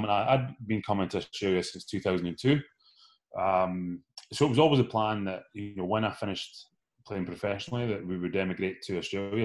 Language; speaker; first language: English; native; English